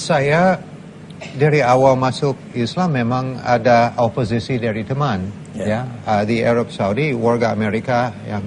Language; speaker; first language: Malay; non-native, fluent; English